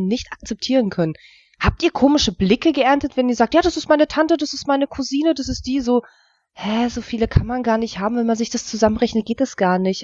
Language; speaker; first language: German; early bilingual, other home language; Russian